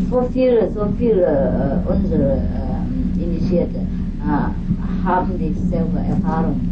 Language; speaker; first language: German; non-native, learner; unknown